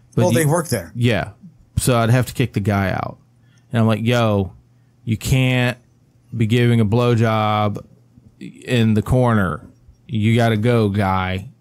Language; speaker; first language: English; native; English